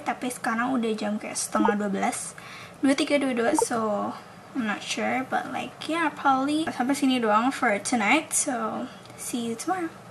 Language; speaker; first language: English; non-native, fluent; Indonesian